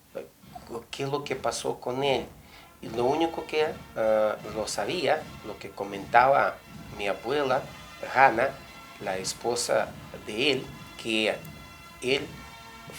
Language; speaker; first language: Spanish; non-native, fluent; Russian